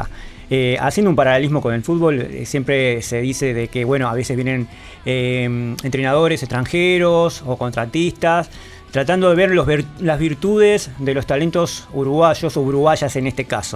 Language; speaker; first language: Spanish; native; Spanish